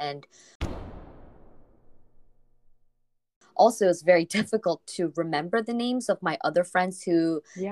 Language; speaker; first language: English; non-native, fluent; Korean